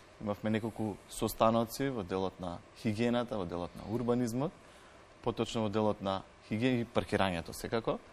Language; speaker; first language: Macedonian; native; Macedonian